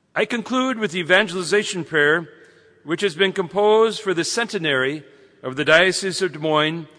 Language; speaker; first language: English; native; English